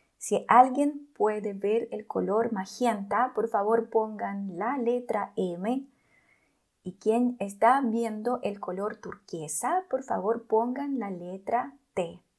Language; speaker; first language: Spanish; non-native, fluent; Russian